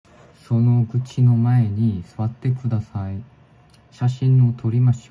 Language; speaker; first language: Japanese; non-native, learner; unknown